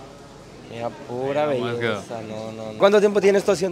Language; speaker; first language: Spanish; native; Spanish